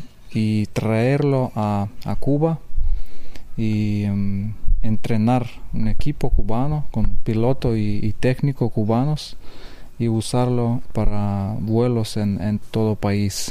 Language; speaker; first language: Spanish; non-native, learner; Lithuanian